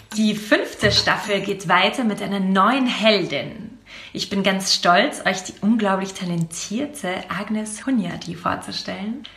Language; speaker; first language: German; native; German